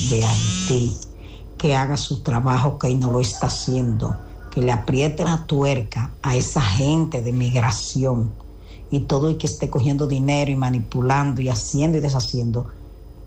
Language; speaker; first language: Spanish; native; Spanish